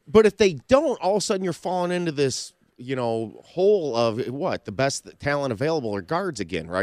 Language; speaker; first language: English; native; English